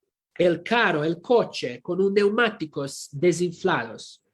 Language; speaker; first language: Spanish; non-native, fluent; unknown